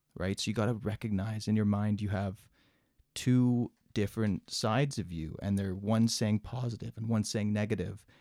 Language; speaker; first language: English; native; English